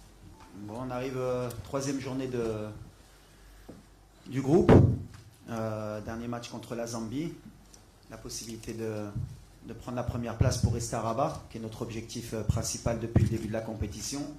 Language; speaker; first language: French; early bilingual, other home language; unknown